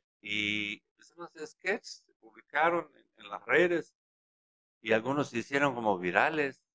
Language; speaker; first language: Spanish; non-native, fluent; German